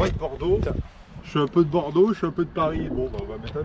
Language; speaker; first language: French; native; French